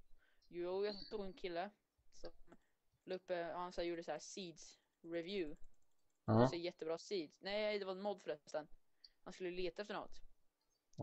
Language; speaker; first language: Swedish; native; Swedish